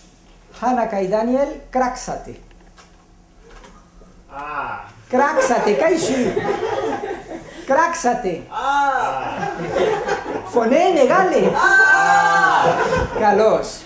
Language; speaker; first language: Greek; non-native, fluent; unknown